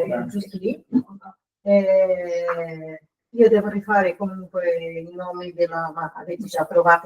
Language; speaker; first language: Italian; non-native, fluent; Portuguese